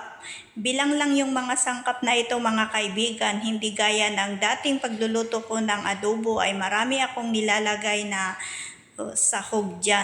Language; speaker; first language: Filipino; non-native, local second language; Cebuano